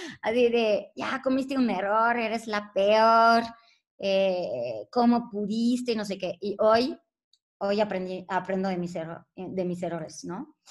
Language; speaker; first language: Spanish; non-native, fluent; French